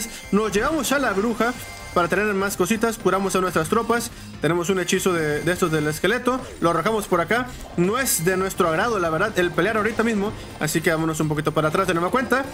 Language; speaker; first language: Spanish; native; Spanish